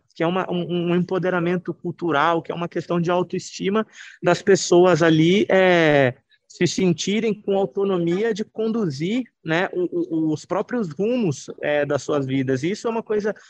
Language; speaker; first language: Portuguese; native; Portuguese